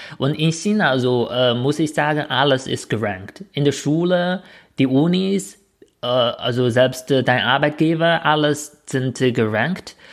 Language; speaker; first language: German; non-native, fluent; Chinese